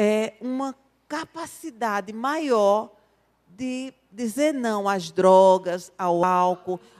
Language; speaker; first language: Portuguese; native; Portuguese